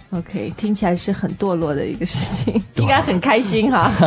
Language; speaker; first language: Chinese; native; Chinese